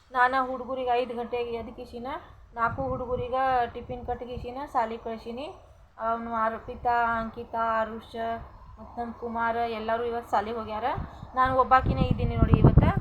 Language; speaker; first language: Kannada; non-native, local second language; Lambadi